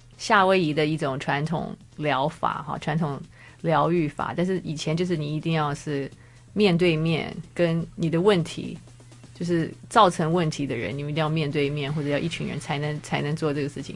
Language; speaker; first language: Chinese; native; Chinese